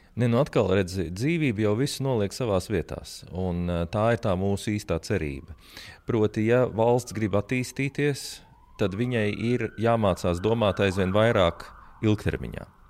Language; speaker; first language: Latvian; native; Latvian